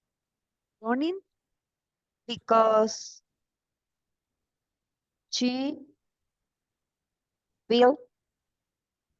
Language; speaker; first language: English; non-native, learner; Spanish